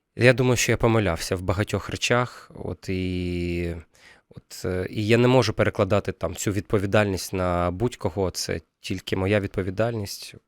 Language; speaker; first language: Ukrainian; non-native, local second language; Russian